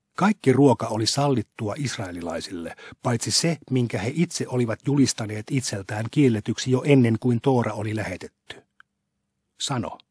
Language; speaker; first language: Finnish; native; Finnish